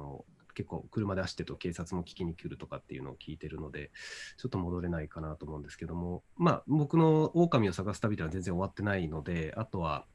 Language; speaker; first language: Japanese; native; Japanese